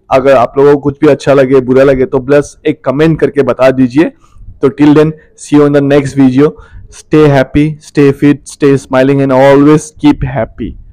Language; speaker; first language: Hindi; non-native, local second language; Assamese